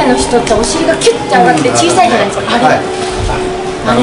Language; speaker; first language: Japanese; native; Japanese